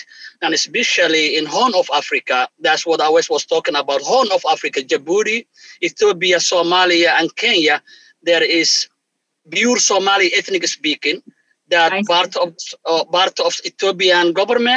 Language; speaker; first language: English; non-native, fluent; Somali